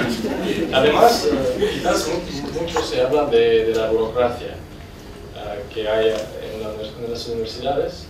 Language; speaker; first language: Spanish; non-native, fluent; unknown